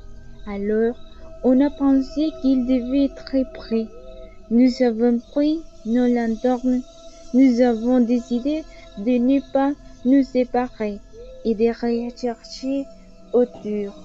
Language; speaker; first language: French; non-native, learner; Spanish